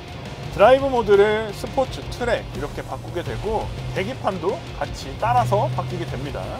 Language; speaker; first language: Korean; native; Korean